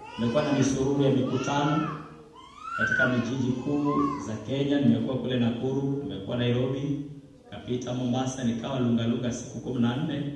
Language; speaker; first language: Swahili; non-native, local second language; Luyia